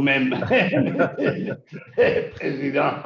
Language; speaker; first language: French; non-native, learner; Spanish